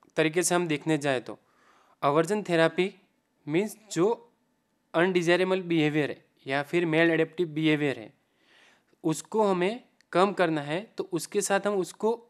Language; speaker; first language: Hindi; non-native, local second language; Gujarati